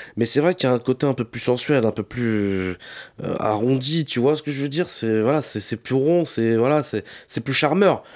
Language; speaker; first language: French; native; French